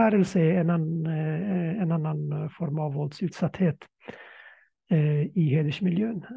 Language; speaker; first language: Swedish; non-native, fluent; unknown